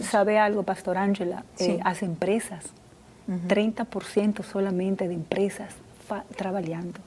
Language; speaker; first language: Portuguese; non-native, fluent; Spanish